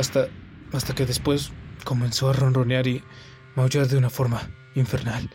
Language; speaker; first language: Spanish; native; Spanish